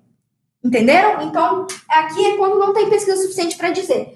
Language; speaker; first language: Portuguese; native; Portuguese